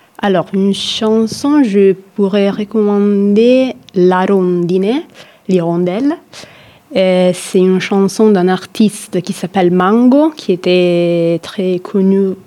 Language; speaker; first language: French; non-native, fluent; Italian